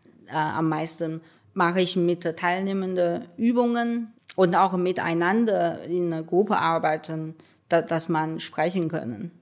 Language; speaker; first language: German; non-native, fluent; Chinese